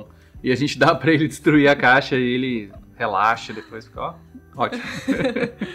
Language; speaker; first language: Portuguese; native; Portuguese